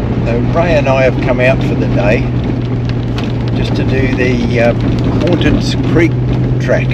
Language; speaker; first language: English; native; English